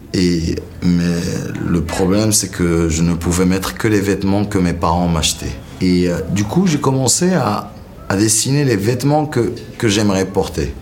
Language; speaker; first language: French; non-native, local second language; Arabic